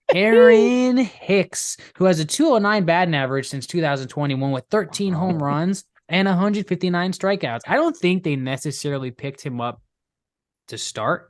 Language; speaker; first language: English; native; English